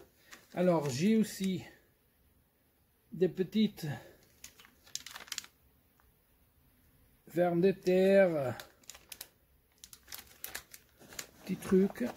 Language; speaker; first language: French; non-native, fluent; Portuguese